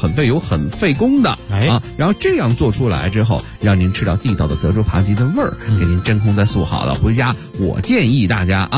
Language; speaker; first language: Chinese; native; Chinese